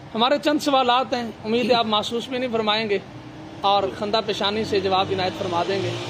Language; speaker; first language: Urdu; non-native, local second language; Punjabi